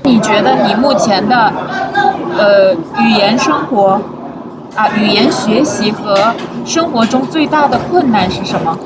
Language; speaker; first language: Chinese; non-native, fluent; Mongolian